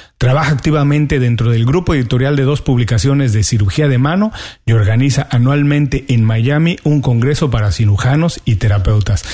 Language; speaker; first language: Spanish; native; Spanish